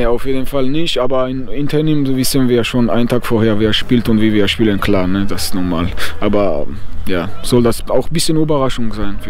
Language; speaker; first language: German; non-native, fluent; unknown